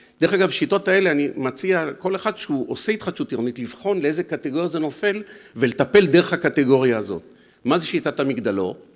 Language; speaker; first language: Hebrew; native; Hebrew